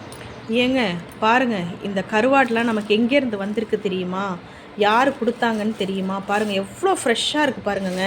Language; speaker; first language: Tamil; native; Tamil